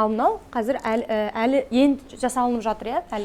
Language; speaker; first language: Kazakh; native; Kazakh